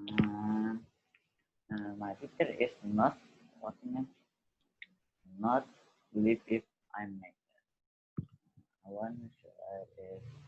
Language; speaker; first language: English; non-native, learner; Indonesian